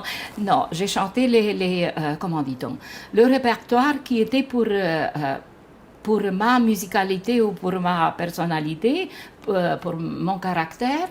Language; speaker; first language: French; non-native, fluent; Romanian